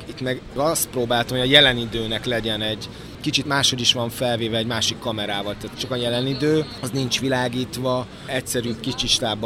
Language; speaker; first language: Hungarian; native; Hungarian